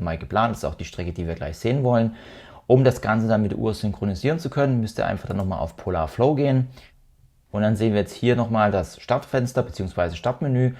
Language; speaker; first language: German; native; German